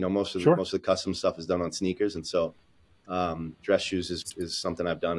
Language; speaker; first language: English; native; English